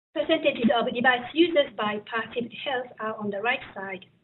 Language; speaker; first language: English; non-native, fluent; Japanese